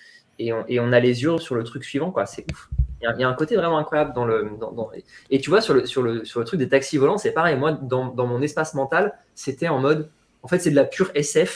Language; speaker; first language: French; native; French